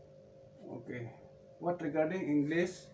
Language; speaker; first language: English; non-native, local second language; Cebuano